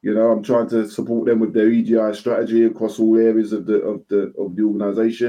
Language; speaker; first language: English; native; English